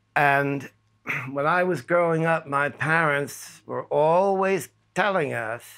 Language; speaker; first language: English; native; English